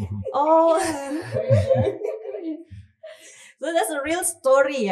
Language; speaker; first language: English; non-native, fluent; Indonesian